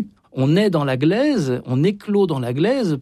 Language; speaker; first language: French; native; French